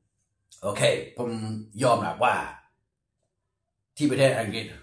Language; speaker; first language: Thai; non-native, fluent; English